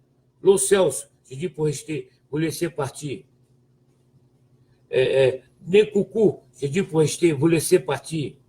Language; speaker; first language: French; non-native, fluent; Portuguese